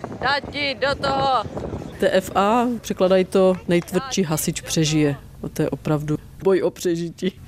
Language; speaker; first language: Czech; native; Czech